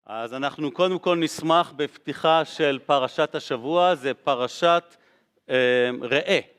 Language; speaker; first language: Hebrew; native; Hebrew